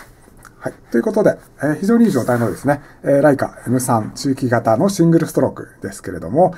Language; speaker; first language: Japanese; native; Japanese